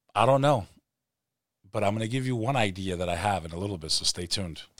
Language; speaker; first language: English; native; English